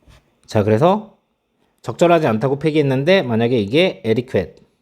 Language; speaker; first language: Korean; native; Korean